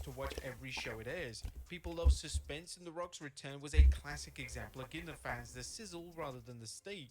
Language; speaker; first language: English; native; English